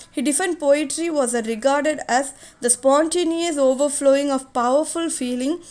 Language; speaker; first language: English; non-native, local second language; Tamil